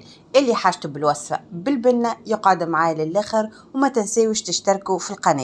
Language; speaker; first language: Arabic; native; Arabic